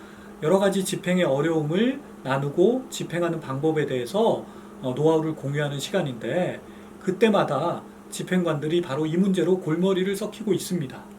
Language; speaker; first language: Korean; native; Korean